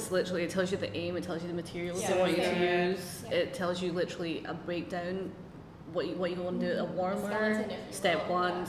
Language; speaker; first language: English; native; English